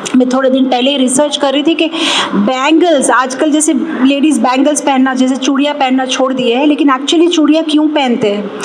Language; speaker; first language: Hindi; non-native, local second language; Telugu